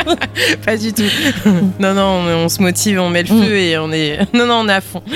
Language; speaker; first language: French; early bilingual, other home language; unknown